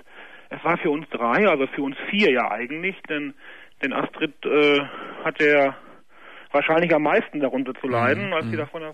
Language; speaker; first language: German; native; German